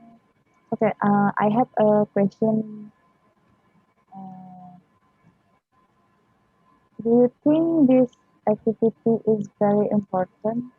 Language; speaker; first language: English; non-native, learner; Indonesian